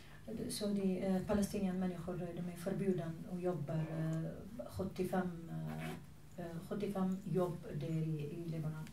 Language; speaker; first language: Swedish; non-native, fluent; Arabic